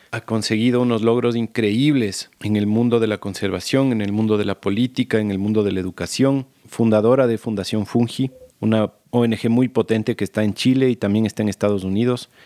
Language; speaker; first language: Spanish; native; Spanish